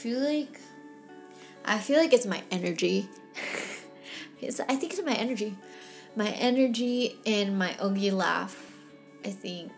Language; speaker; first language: English; non-native, local second language; Filipino